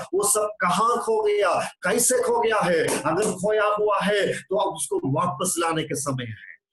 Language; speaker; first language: Hindi; non-native, local second language; Malayalam